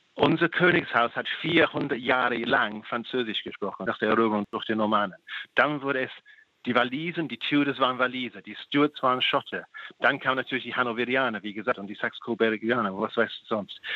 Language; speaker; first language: German; non-native, fluent; English